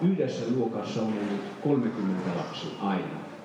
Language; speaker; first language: Finnish; non-native, fluent; Hungarian